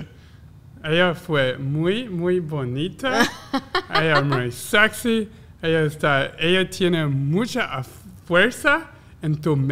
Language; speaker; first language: Spanish; non-native, learner; English